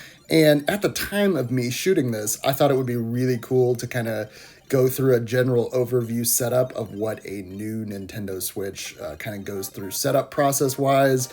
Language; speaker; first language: English; native; English